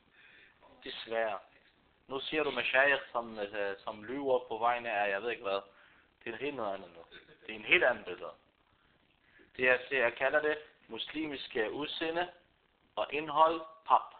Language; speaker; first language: Danish; non-native, fluent; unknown